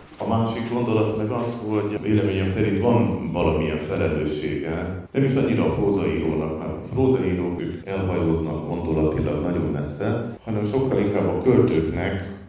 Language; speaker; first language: Hungarian; native; Hungarian